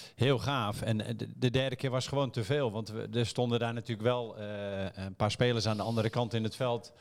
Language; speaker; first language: Dutch; native; Dutch